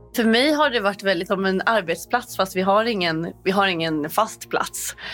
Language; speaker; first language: Swedish; native; Swedish